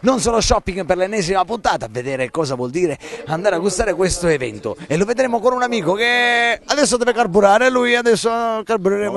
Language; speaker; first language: Italian; native; Italian